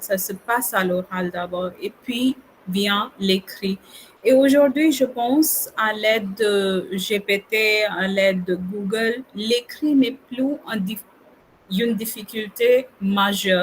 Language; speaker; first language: French; non-native, fluent; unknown